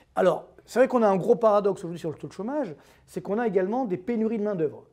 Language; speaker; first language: French; native; French